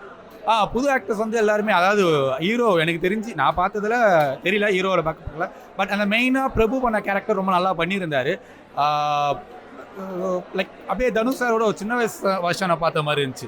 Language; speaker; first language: Tamil; native; Tamil